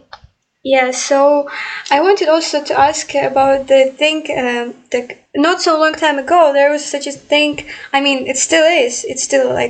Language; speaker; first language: English; non-native, fluent; Ukrainian